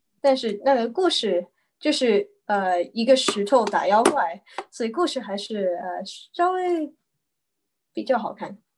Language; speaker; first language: Chinese; early bilingual, heritage; Chinese